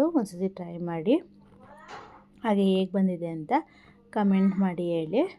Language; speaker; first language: Kannada; native; Kannada